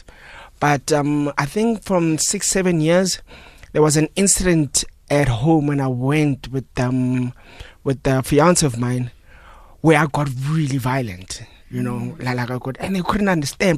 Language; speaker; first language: English; non-native, local second language; Northern Sotho